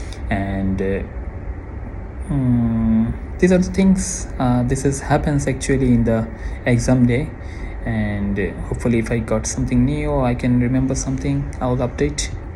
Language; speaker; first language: English; non-native, local second language; Sylheti